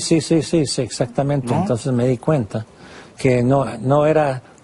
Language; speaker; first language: Spanish; non-native, fluent; English